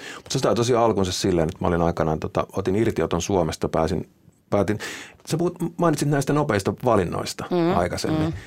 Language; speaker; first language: Finnish; native; Finnish